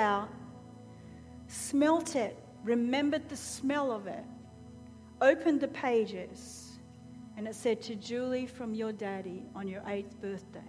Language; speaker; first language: English; native; English